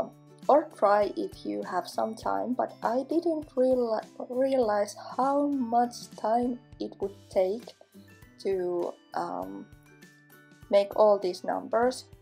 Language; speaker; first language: English; non-native, fluent; Finnish